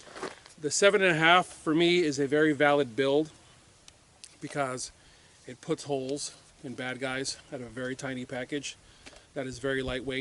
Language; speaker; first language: English; native; English